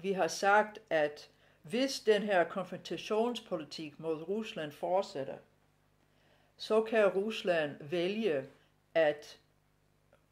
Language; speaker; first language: Danish; non-native, fluent; English